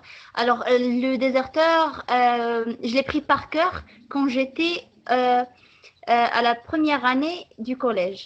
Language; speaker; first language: French; non-native, local second language; Arabic